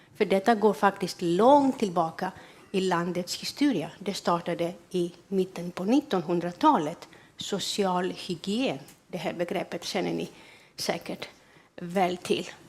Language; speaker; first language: Swedish; non-native, fluent; Greek